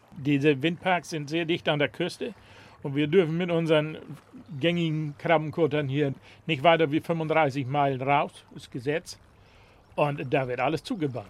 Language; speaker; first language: German; native; German